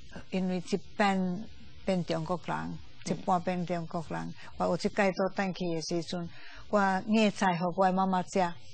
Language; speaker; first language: Chinese; non-native, fluent; Finnish